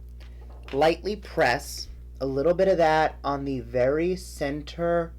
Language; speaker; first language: English; native; English